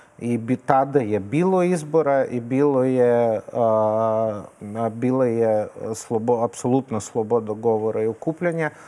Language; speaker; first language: Serbian; non-native, fluent; Russian